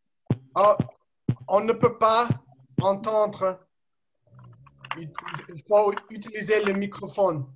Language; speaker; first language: French; non-native, learner; English